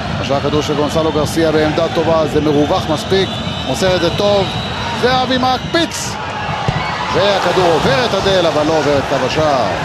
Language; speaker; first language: Hebrew; native; Hebrew